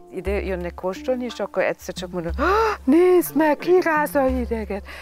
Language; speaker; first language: Hungarian; non-native, learner; German